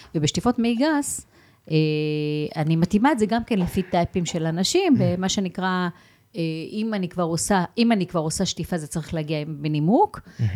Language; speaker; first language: Hebrew; non-native, fluent; Russian